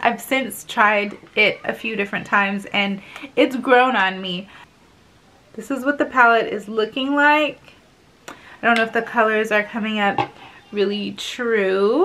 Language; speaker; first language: English; native; English